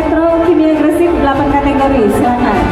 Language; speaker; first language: Indonesian; native; Indonesian